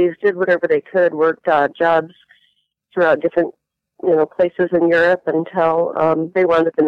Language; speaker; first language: English; early bilingual, other home language; Latvian